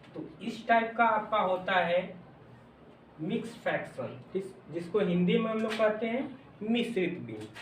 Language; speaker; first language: Hindi; native; Hindi